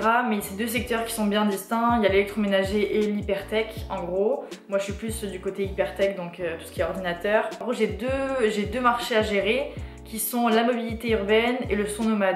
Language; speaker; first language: French; native; French